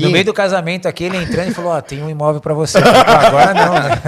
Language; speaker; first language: Portuguese; native; Portuguese